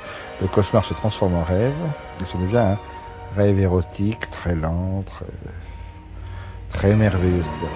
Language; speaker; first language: French; native; French